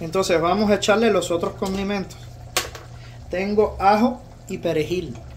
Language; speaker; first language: Spanish; native; Spanish